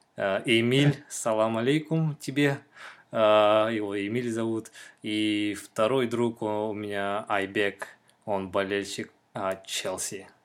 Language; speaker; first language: Russian; non-native, local second language; Kyrgyz